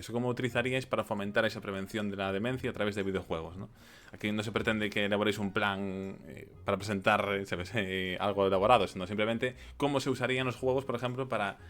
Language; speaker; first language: Spanish; native; Spanish